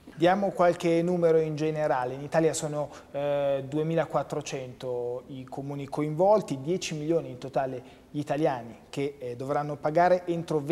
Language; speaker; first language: Italian; native; Italian